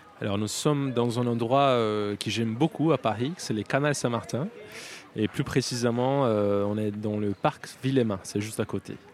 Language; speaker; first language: French; non-native, fluent; Portuguese